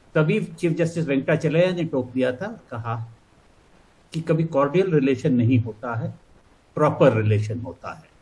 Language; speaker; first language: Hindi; non-native, local second language; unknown